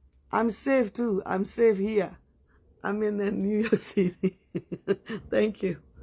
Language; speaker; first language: English; non-native, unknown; Burmese